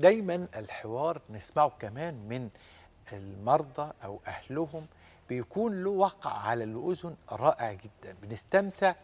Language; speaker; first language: Arabic; native; Arabic